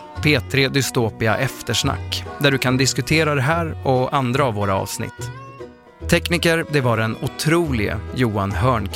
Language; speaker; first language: Swedish; native; Swedish